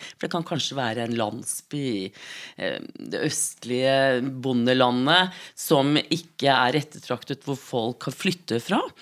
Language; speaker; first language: Norwegian; native; Norwegian